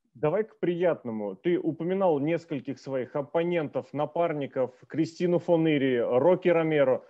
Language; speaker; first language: Russian; native; Russian